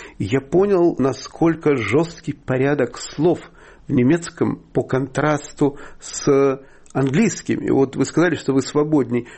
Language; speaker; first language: Russian; native; Russian